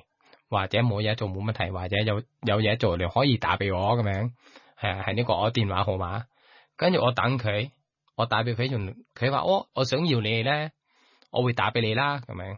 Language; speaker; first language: Cantonese; non-native, fluent; Thai